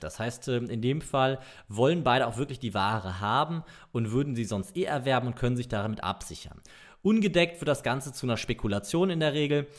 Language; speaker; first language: German; native; German